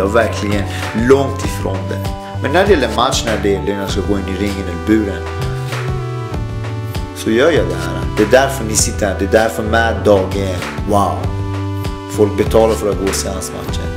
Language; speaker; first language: Swedish; early bilingual, other home language; Persian